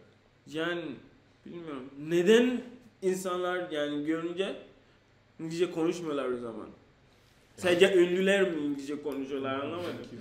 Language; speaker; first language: Turkish; non-native, learner; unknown